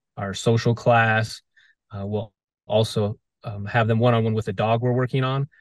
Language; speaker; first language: English; native; English